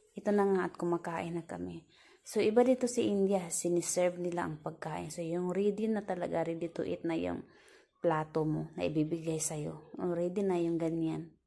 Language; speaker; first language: Filipino; native; Filipino